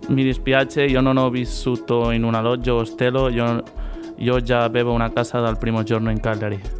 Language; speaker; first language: Italian; non-native, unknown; Catalan